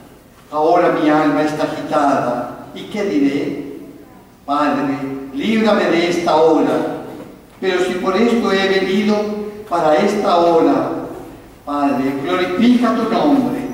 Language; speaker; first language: Spanish; native; Spanish